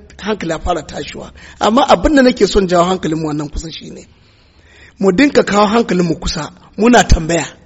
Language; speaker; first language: Hausa; non-native, local second language; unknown